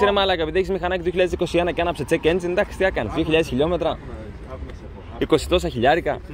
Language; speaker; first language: Greek; native; Greek